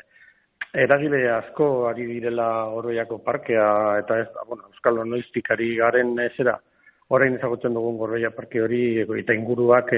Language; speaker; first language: Basque; non-native, local second language; Spanish